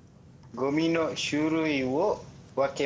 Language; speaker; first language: Japanese; non-native, learner; Malay